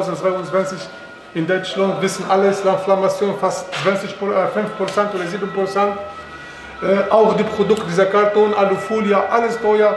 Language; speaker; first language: German; non-native, learner; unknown